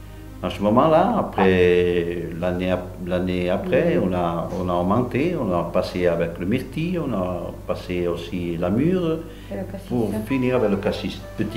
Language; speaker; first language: French; non-native, local second language; Italian